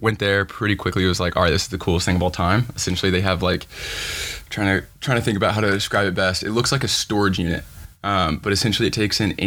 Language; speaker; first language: English; native; English